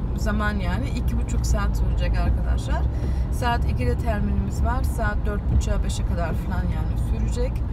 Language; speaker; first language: Turkish; early bilingual, heritage; Turkish